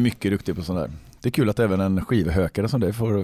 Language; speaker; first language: Swedish; native; Swedish